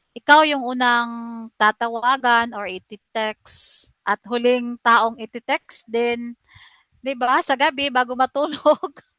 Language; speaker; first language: Filipino; non-native, local second language; Cebuano